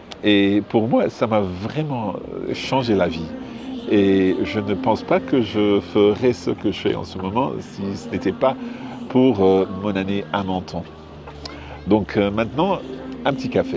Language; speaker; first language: French; non-native, fluent; English